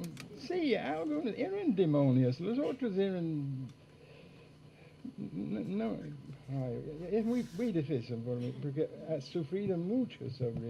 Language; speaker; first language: Spanish; non-native, fluent; English